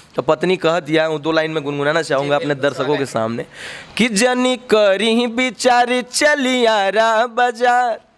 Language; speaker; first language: Hindi; native; Hindi